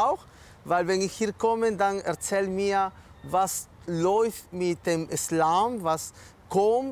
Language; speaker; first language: German; non-native, fluent; Spanish